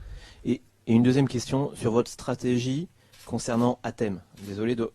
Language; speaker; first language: French; native; French